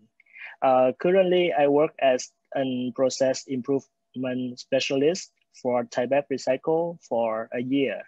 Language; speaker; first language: English; non-native, fluent; Vietnamese